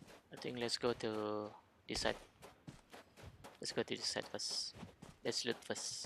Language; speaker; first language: English; non-native, learner; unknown